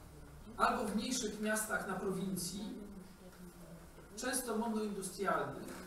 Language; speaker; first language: Polish; native; Polish